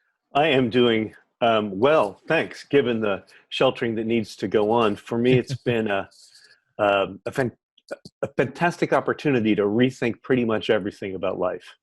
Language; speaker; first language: English; native; English